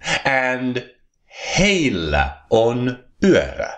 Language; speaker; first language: Finnish; non-native, fluent; English